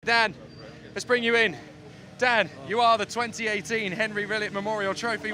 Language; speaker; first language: English; native; English